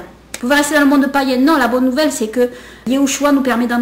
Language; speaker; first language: French; native; French